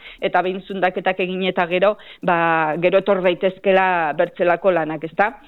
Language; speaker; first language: Basque; native; Basque